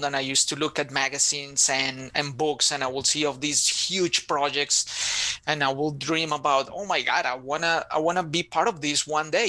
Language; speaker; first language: English; non-native, fluent; Spanish